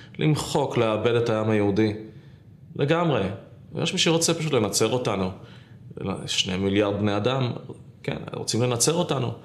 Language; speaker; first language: Hebrew; native; Hebrew